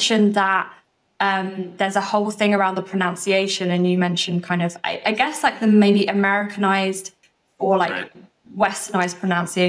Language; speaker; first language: English; native; English